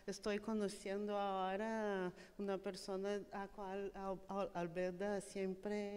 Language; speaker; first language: Spanish; non-native, fluent; Portuguese